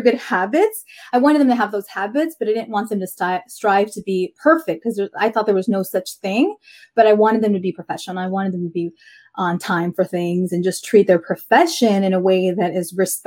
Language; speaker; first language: English; native; English